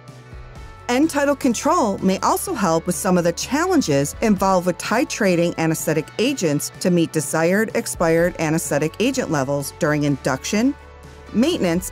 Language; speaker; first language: English; native; English